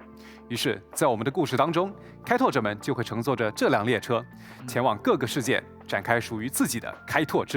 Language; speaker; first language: Chinese; native; Chinese